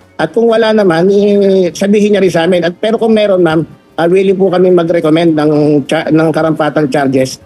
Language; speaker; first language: Filipino; native; Filipino